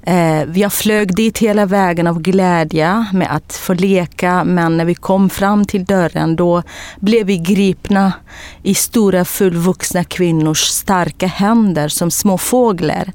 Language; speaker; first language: Swedish; non-native, fluent; Kurdish